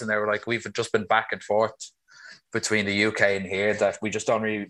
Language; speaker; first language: English; native; English